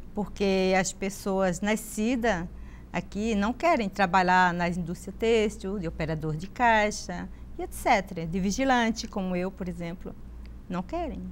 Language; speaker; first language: Portuguese; native; Portuguese